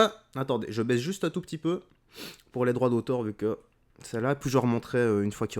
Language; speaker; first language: French; native; French